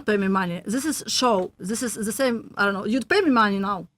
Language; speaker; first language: English; non-native, learner; Russian